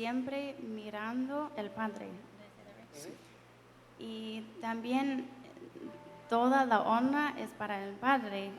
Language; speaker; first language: Spanish; non-native, learner; English